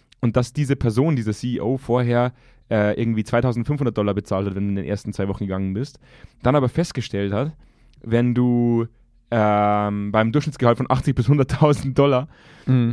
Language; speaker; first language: German; native; German